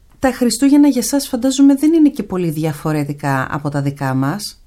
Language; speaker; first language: Greek; native; Greek